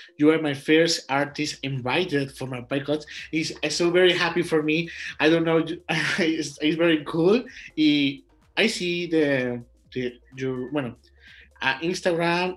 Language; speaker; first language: English; non-native, learner; Spanish